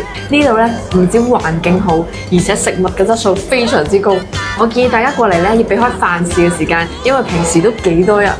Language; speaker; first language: Cantonese; native; Cantonese